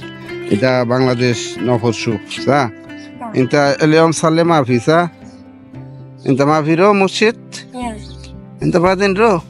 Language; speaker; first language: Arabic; non-native, learner; Bangla